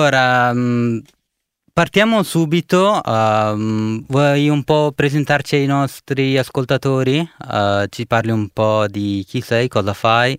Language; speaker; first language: Italian; early bilingual, other home language; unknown